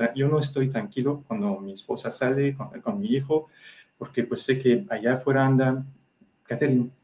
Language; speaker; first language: Spanish; non-native, fluent; French